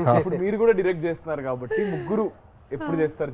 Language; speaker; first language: Telugu; native; Telugu